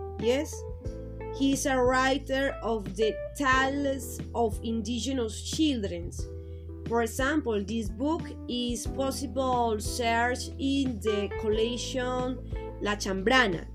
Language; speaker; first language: English; non-native, learner; Spanish